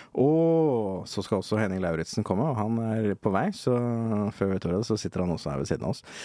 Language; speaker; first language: Norwegian; native; Norwegian